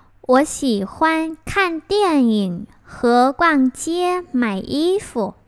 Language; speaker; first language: Chinese; non-native, fluent; Vietnamese